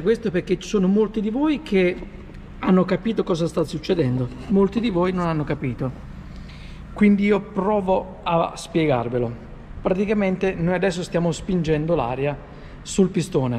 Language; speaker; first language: Italian; native; Italian